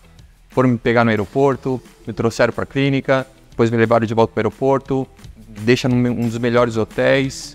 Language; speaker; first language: Portuguese; native; Portuguese